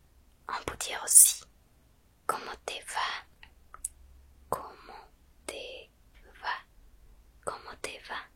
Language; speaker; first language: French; non-native, fluent; Spanish